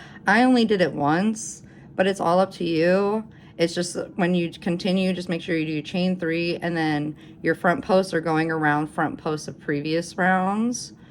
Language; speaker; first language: English; native; English